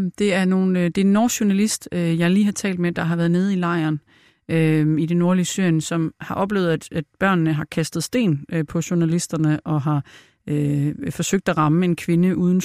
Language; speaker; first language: Danish; native; Danish